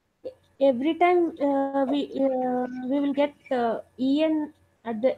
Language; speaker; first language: English; non-native, local second language; Telugu